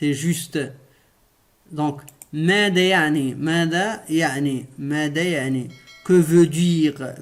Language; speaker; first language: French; non-native, local second language; Arabic